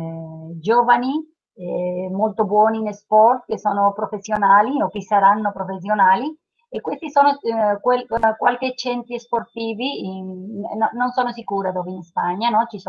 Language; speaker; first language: Italian; non-native, learner; Spanish